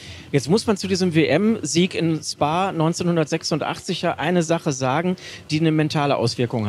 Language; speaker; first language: German; native; German